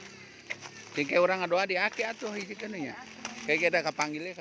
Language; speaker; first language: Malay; non-native, local second language; Sundanese